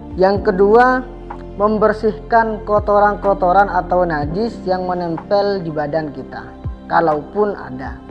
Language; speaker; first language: Indonesian; non-native, local second language; Madurese